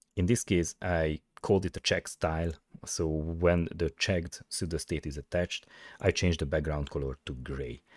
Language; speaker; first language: English; non-native, fluent; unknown